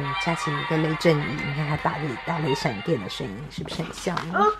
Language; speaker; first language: Chinese; native; Chinese